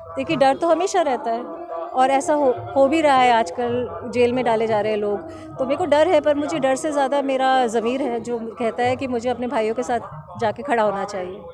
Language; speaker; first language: Hindi; non-native, local second language; Bangla